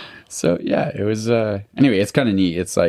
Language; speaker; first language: English; native; English